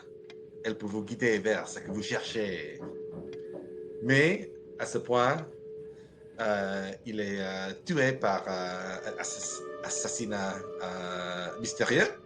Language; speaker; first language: French; non-native, learner; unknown